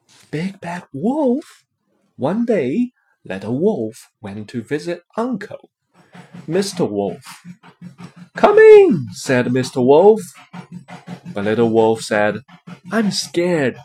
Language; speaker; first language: English; non-native, fluent; Chinese